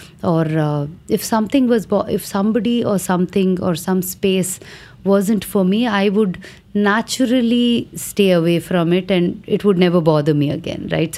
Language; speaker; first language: English; non-native, local second language; Telugu